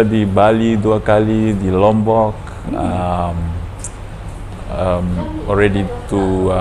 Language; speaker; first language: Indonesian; non-native, fluent; Fijian